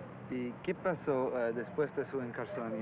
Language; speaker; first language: Portuguese; non-native, fluent; Spanish